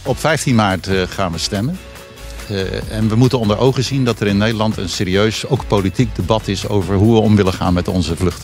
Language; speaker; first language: Dutch; native; Dutch